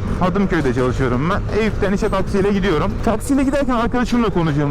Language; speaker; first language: Turkish; native; Turkish